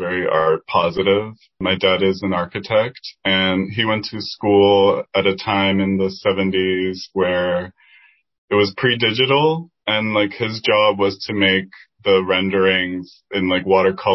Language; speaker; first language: English; non-native, fluent; Spanish